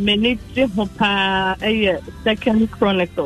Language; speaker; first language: English; non-native, local second language; Akan